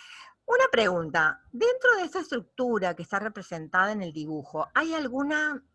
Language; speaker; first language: Spanish; native; Spanish